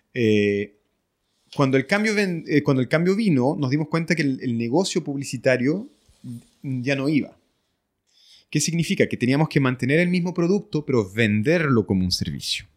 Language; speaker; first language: Spanish; early bilingual, other home language; French